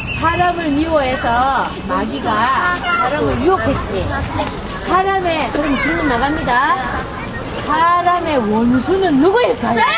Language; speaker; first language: Korean; native; Korean